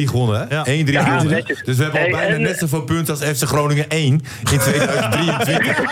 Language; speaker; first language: Dutch; native; Dutch